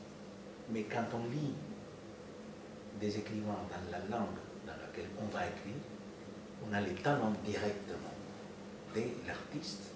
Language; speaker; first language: French; non-native, fluent; Spanish